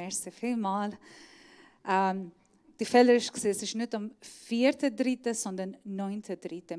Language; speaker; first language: German; non-native, fluent; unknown